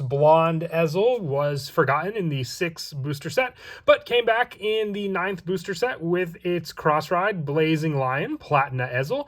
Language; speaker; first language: English; native; English